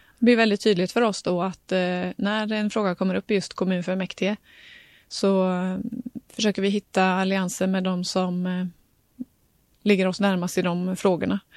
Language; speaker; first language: Swedish; native; Swedish